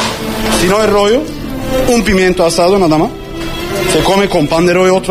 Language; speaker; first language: Spanish; non-native, learner; Turkish